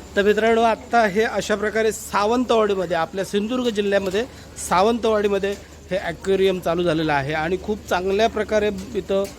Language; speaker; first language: Marathi; native; Marathi